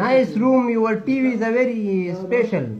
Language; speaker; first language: English; non-native, learner; Urdu